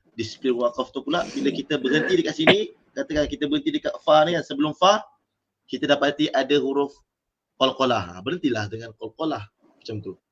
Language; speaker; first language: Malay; native; Malay